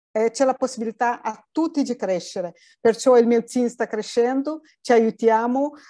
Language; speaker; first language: Italian; non-native, fluent; Portuguese